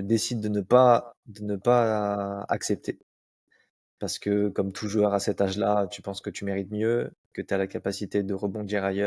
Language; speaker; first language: French; native; French